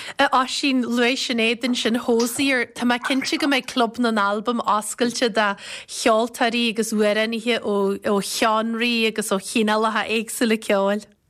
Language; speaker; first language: Irish; native; Irish